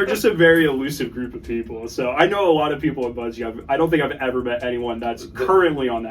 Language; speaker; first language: English; native; English